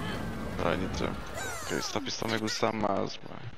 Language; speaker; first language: Spanish; native; Spanish